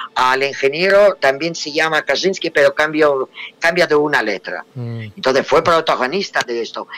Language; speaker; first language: Spanish; non-native, fluent; Russian